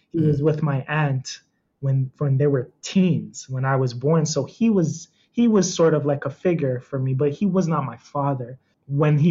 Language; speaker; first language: English; native; English